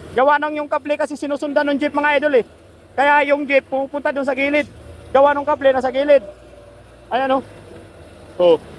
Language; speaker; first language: Filipino; native; Filipino